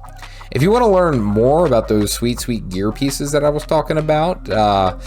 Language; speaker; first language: English; native; English